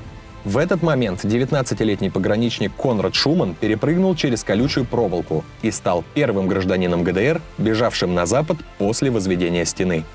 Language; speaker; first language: Russian; native; Russian